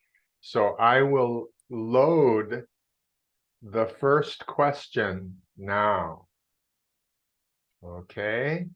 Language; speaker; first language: English; non-native, fluent; Vietnamese